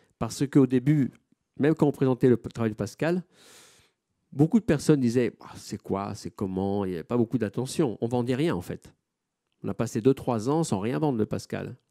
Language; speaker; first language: French; non-native, fluent; Italian